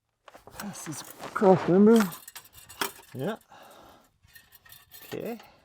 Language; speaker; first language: English; native; English